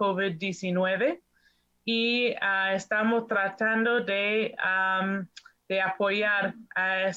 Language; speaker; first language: Spanish; non-native, fluent; English